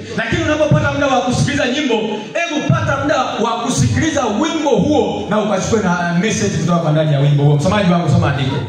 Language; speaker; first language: Swahili; non-native, local second language; Gusii